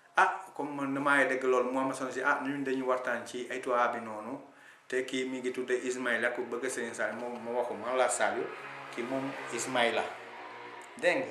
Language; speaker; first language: Wolof; non-native, fluent; Italian